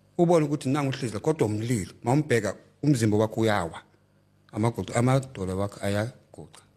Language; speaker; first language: Zulu; native; Zulu